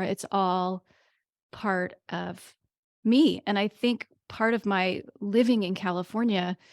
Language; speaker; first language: English; native; English